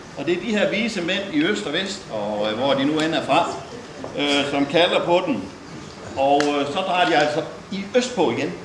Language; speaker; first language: Danish; native; Danish